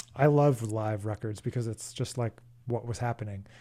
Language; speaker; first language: English; native; English